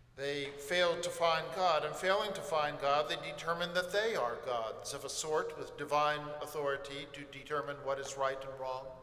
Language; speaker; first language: English; native; English